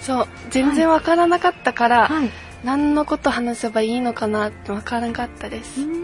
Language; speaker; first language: Japanese; non-native, fluent; Mongolian